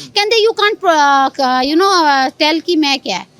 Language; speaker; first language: English; non-native, local second language; Punjabi